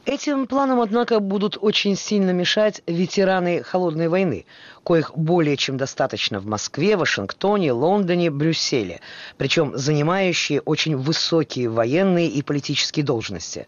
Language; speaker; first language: Russian; native; Russian